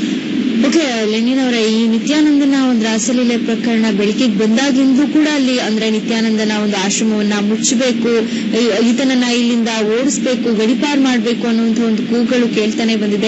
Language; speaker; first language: Kannada; native; Kannada